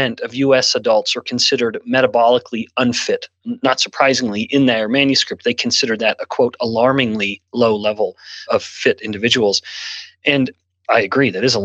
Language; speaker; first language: English; native; English